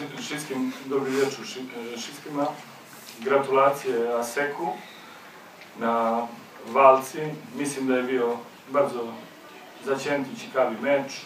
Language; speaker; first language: Polish; non-native, learner; Slovenian